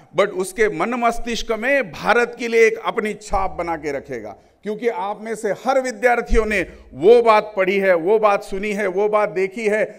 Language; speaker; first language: Hindi; non-native, local second language; Marathi